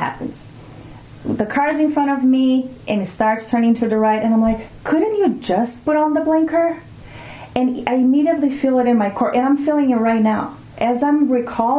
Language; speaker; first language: English; non-native, fluent; Portuguese